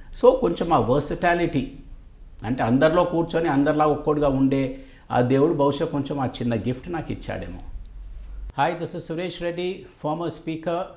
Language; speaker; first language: Telugu; native; Telugu